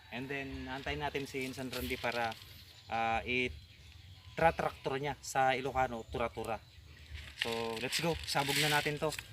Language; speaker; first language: Filipino; non-native, local second language; Iloko